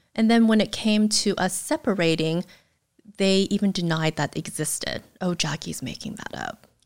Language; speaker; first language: English; native; English